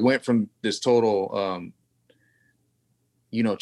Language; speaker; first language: English; native; English